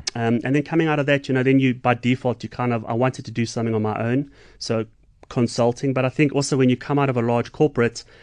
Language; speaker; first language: English; native; English